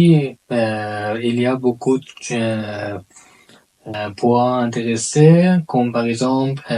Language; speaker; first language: French; non-native, learner; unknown